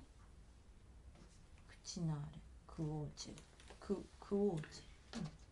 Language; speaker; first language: Japanese; native; Japanese